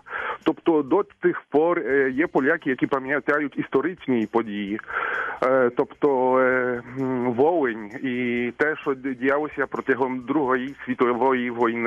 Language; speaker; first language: Ukrainian; non-native, fluent; Polish